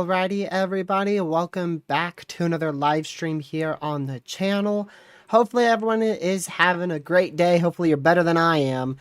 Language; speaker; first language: English; native; English